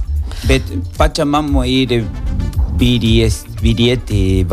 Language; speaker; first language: Latvian; non-native, learner; Spanish